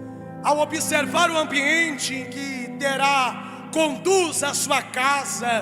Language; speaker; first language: Portuguese; native; Portuguese